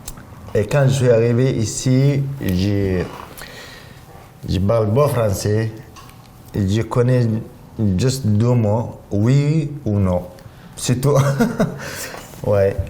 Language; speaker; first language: French; non-native, learner; Arabic